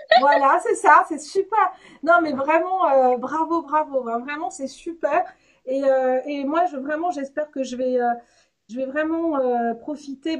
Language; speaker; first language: French; native; French